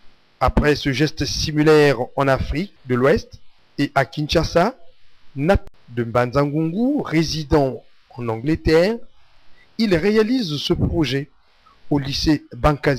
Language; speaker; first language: French; non-native, local second language; Kongo